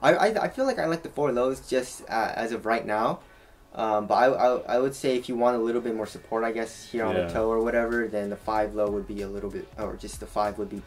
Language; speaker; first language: English; native; English